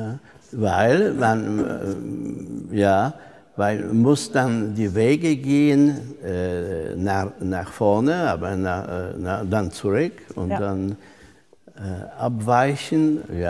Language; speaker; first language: German; non-native, fluent; Polish